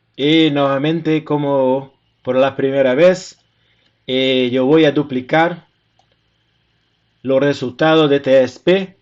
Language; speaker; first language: Spanish; non-native, fluent; Portuguese